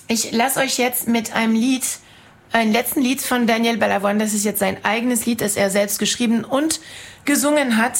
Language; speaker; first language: German; non-native, fluent; French